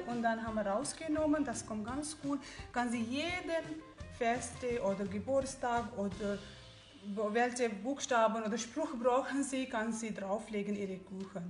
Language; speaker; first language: German; non-native, learner; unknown